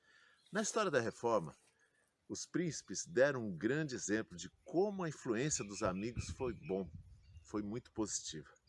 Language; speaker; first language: Portuguese; native; Portuguese